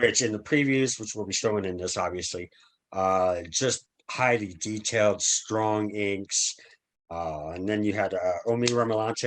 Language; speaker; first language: English; native; English